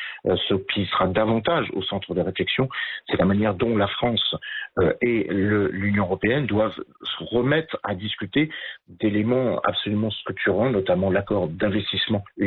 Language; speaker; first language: French; native; French